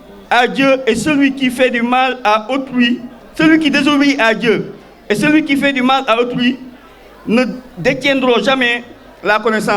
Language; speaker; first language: French; non-native, local second language; Wolof